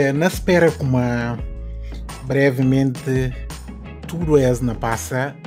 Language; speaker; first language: Portuguese; non-native, local second language; Upper Guinea Crioulo